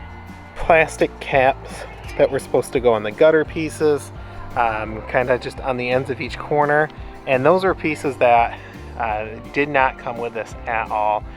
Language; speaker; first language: English; native; English